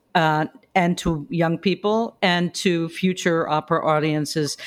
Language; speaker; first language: English; native; English